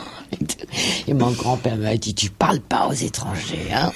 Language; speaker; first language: French; non-native, fluent; Danish